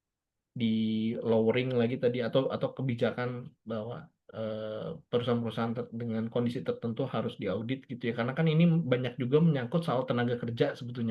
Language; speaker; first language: Indonesian; native; Indonesian